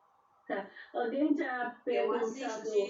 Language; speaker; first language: Portuguese; non-native, fluent; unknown